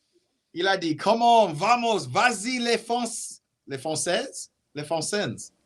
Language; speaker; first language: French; non-native, learner; English